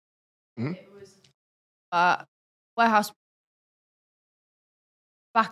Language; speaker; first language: English; native; English